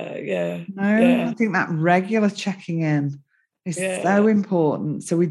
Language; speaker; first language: English; native; English